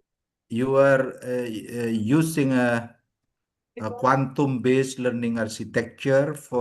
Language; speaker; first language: English; non-native, learner; Indonesian